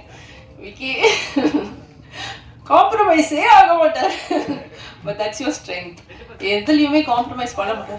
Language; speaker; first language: Tamil; native; Tamil